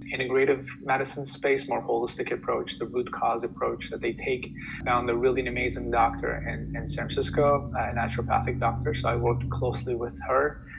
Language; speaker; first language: English; non-native, fluent; Turkish